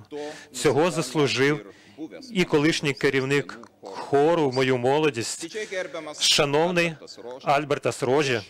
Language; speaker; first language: Ukrainian; non-native, learner; Lithuanian